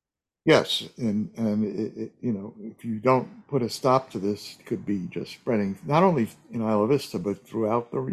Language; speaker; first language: English; native; English